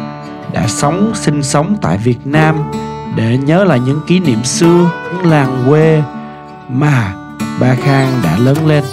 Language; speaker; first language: Vietnamese; early bilingual, heritage; Vietnamese